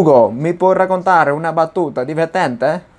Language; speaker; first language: Italian; non-native, fluent; Vietnamese